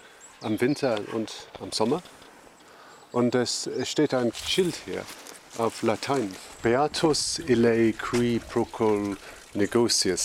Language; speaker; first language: German; non-native, fluent; English